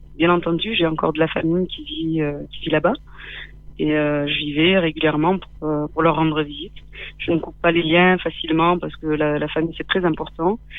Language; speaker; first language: French; native; French